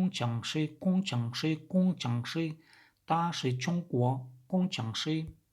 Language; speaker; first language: Chinese; non-native, learner; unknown